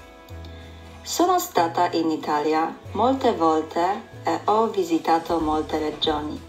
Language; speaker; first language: Italian; non-native, fluent; Polish